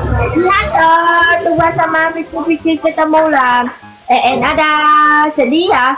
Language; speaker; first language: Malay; non-native, learner; Vietnamese